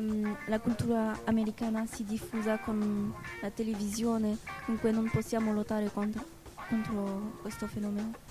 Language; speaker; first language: Italian; non-native, learner; French